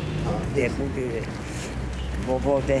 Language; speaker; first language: Swedish; non-native, fluent; Polish